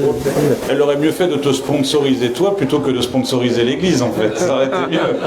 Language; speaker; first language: French; native; French